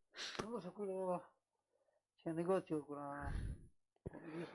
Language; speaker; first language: Italian; non-native, learner; Chinese